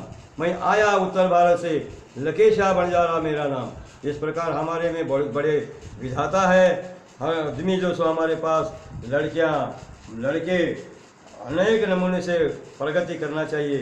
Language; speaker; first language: Hindi; non-native, local second language; Lambadi